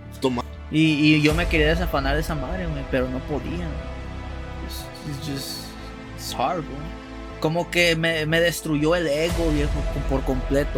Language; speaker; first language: Spanish; early bilingual, heritage; Spanish